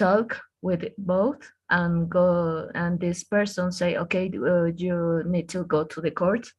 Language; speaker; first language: English; non-native, learner; Spanish